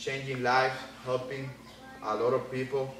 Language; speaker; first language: English; non-native, learner; Spanish